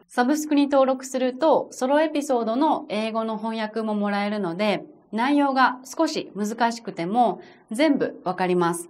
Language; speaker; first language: Japanese; native; Japanese